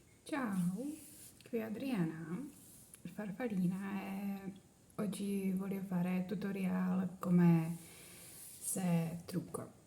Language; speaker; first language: Italian; non-native, learner; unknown